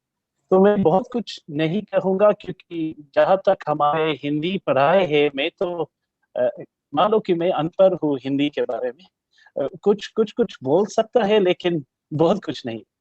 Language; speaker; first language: Hindi; non-native, learner; English